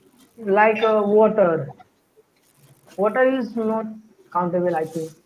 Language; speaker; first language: English; non-native, learner; Hindi